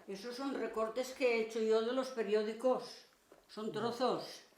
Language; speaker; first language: Spanish; native; Spanish